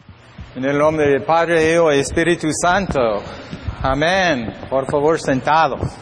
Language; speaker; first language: Spanish; non-native, learner; English